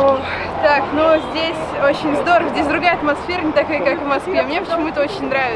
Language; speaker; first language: Russian; native; Russian